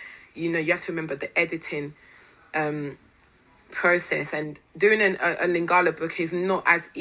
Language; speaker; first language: English; non-native, fluent; Lingala